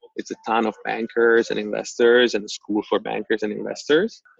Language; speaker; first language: English; non-native, fluent; Slovak